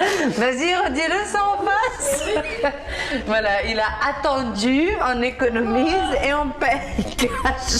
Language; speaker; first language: French; native; French